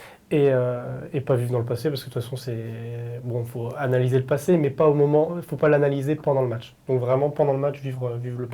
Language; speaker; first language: French; native; French